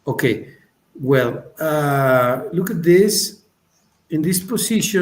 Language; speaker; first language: English; non-native, fluent; Spanish